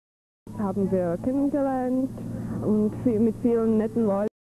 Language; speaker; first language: German; non-native, fluent; Czech